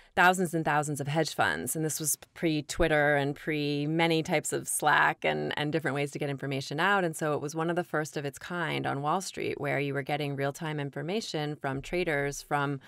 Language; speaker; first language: English; native; English